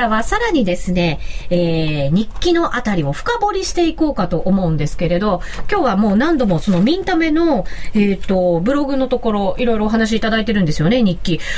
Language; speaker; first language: Japanese; native; Japanese